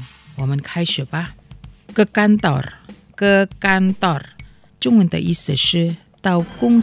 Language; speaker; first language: Chinese; non-native, fluent; Indonesian